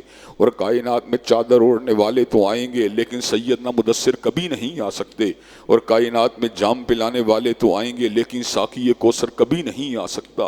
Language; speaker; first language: Urdu; native; Urdu